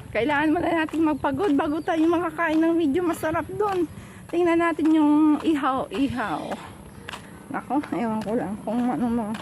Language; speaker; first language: Filipino; non-native, local second language; Cebuano